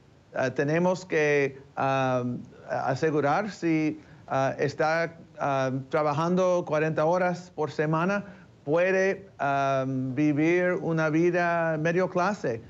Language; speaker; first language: Spanish; early bilingual, heritage; English